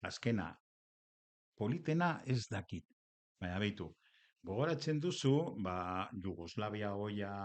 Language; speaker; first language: Basque; non-native, local second language; Spanish